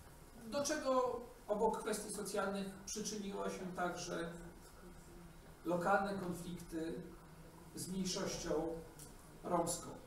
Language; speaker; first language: Polish; native; Polish